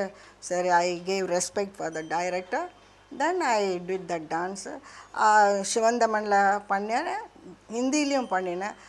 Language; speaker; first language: Tamil; non-native, local second language; Malayalam